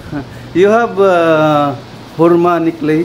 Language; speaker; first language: English; non-native, learner; Filipino